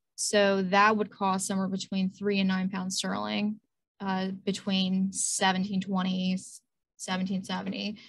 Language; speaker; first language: English; native; English